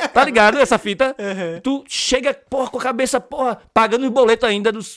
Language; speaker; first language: Portuguese; native; Portuguese